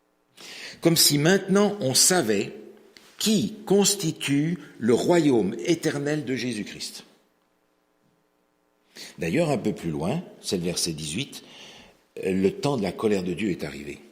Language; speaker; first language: French; native; French